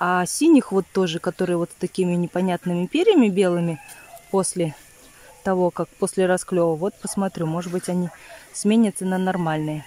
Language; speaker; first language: Russian; native; Russian